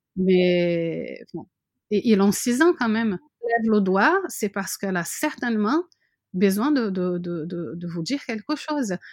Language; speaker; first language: French; non-native, fluent; Portuguese